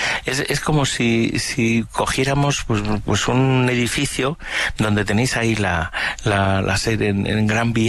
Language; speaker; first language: Spanish; native; Spanish